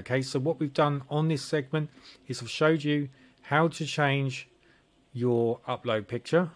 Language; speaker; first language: English; native; English